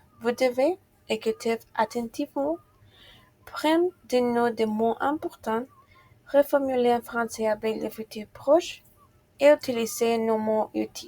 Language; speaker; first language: French; non-native, fluent; Spanish